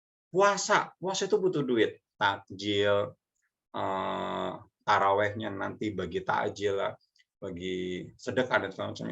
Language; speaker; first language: Indonesian; native; Indonesian